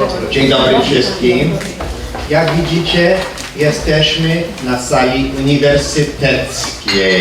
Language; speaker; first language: Polish; early bilingual, heritage; Polish